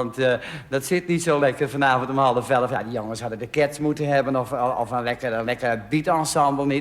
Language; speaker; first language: Dutch; native; Dutch